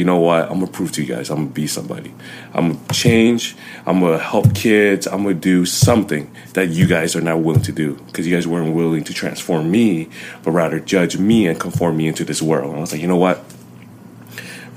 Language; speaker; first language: English; early bilingual, other home language; Vietnamese